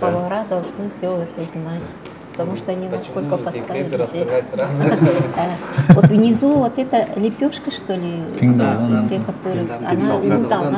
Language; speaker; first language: Russian; non-native, local second language; Tuvinian